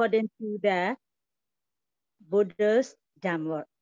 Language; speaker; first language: English; non-native, learner; Burmese